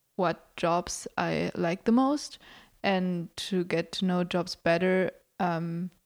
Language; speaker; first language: English; non-native, fluent; German